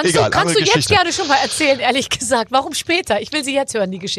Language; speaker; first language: German; native; German